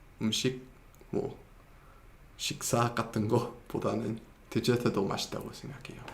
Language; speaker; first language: Korean; non-native, fluent; English